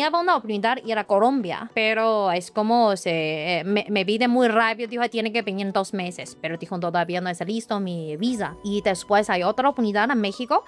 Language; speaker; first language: Spanish; non-native, learner; Chinese